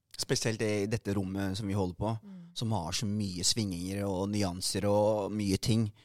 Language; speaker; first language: Norwegian; early bilingual, other home language; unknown